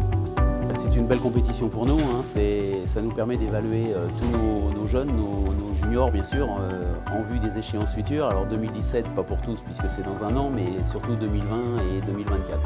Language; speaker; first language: French; native; French